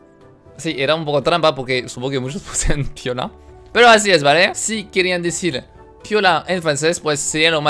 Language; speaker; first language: Spanish; non-native, fluent; French